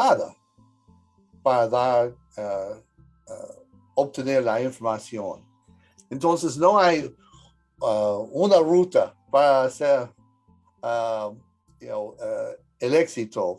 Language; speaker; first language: Spanish; early bilingual, heritage; English